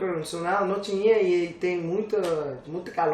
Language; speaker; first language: Portuguese; non-native, learner; English